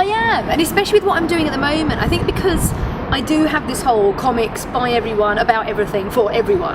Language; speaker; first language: English; native; English